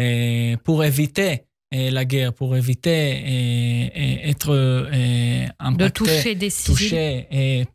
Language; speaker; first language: French; non-native, fluent; Hebrew